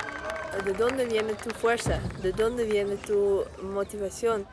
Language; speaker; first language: Spanish; non-native, learner; Dutch